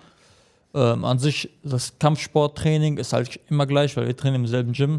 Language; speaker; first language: German; early bilingual, other home language; Chechen